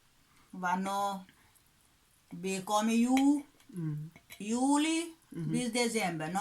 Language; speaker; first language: German; non-native, learner; Kabuverdianu